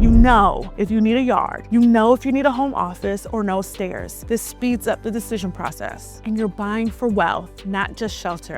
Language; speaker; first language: English; native; English